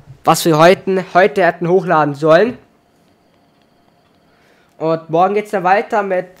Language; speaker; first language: German; native; German